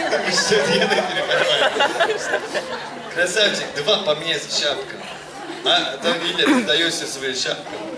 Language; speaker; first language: Russian; non-native, learner; Turkish